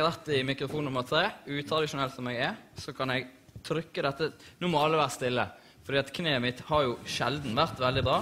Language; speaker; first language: Norwegian; native; Norwegian